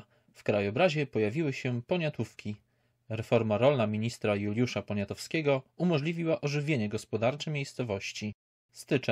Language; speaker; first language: Polish; native; Polish